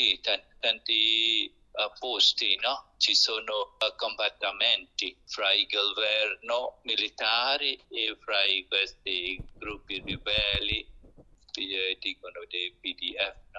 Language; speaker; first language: Italian; non-native, learner; Burmese